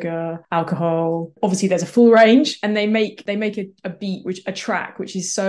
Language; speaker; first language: English; native; English